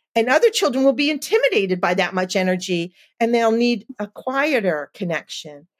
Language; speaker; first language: English; native; English